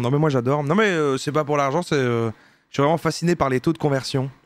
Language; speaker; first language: French; native; French